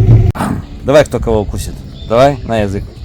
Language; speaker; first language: Russian; native; Russian